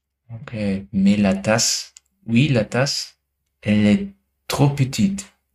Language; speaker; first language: French; non-native, learner; German